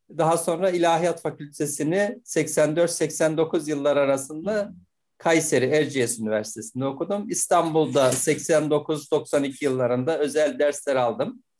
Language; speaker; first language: Turkish; native; Turkish